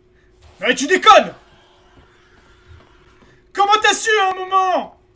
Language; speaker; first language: French; native; French